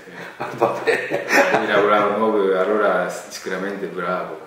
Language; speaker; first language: Italian; non-native, learner; Japanese